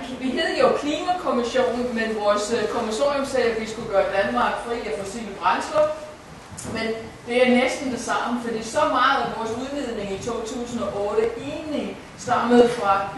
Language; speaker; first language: Danish; non-native, fluent; English